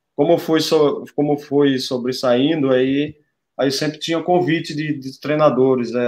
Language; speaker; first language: Portuguese; native; Portuguese